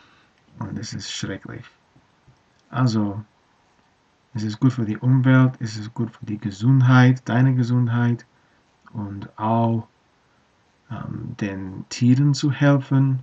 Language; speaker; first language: German; non-native, learner; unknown